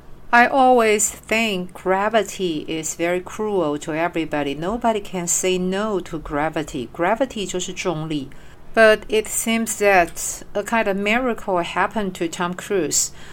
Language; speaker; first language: English; non-native, fluent; Chinese